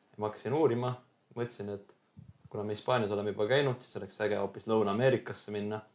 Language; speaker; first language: Estonian; native; Estonian